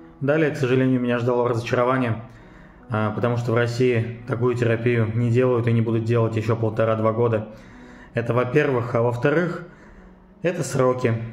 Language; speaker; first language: Russian; native; Russian